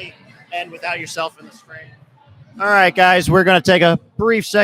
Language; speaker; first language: English; native; English